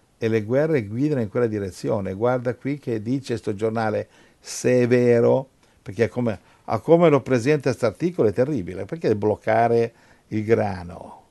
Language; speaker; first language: Italian; non-native, fluent; English